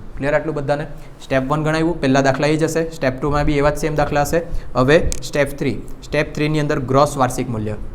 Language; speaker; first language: Gujarati; non-native, local second language; Hindi